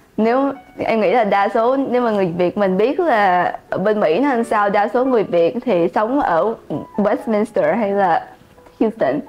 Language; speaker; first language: Vietnamese; early bilingual, heritage; Vietnamese